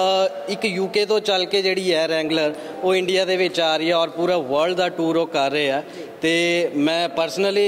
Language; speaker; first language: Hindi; non-native, local second language; Punjabi